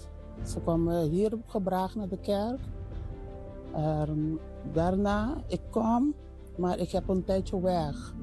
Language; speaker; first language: Dutch; non-native, learner; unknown